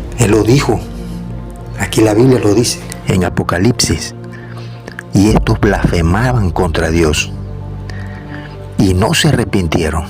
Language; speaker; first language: Spanish; native; Spanish